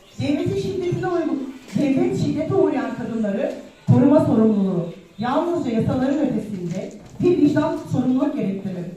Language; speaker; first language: Turkish; native; Turkish